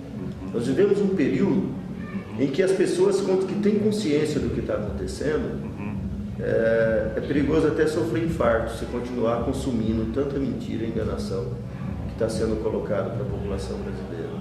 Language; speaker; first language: Portuguese; native; Portuguese